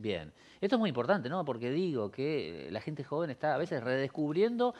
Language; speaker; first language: Spanish; native; Spanish